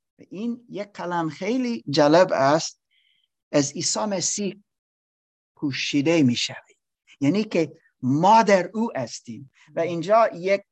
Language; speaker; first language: Persian; non-native, learner; English